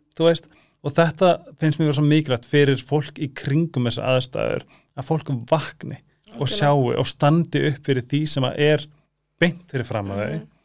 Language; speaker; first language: Icelandic; native; Icelandic